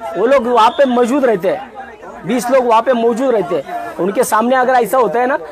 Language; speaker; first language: Hindi; non-native, local second language; Marathi